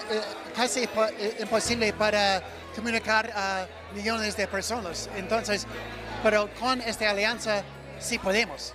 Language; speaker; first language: Spanish; non-native, fluent; English